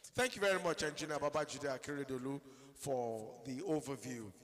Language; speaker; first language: English; non-native, local second language; Yoruba